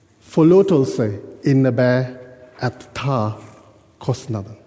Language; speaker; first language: Swedish; non-native, fluent; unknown